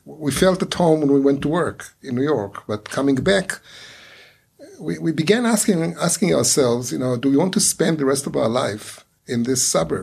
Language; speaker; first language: English; non-native, fluent; Hebrew